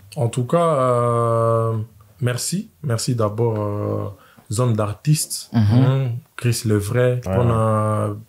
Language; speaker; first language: French; non-native, local second language; Swahili